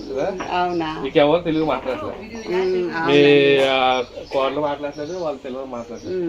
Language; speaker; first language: Telugu; native; Telugu